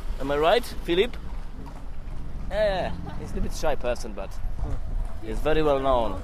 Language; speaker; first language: English; non-native, fluent; Polish